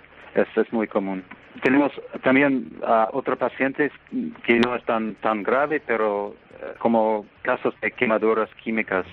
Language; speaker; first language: Spanish; non-native, fluent; English